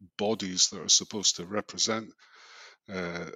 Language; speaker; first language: English; native; English